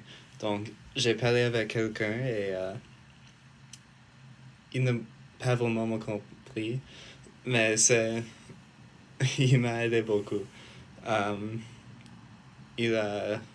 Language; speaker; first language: French; non-native, learner; English